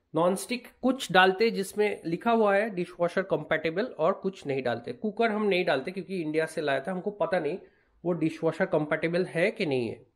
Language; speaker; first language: Hindi; non-native, local second language; Bangla